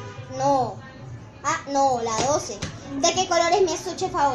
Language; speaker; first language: Spanish; native; Spanish